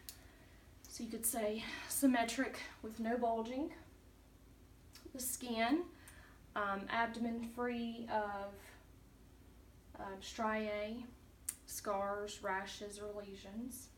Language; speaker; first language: English; native; English